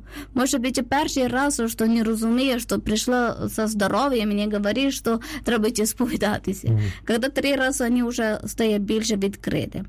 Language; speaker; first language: Ukrainian; non-native, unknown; Malayalam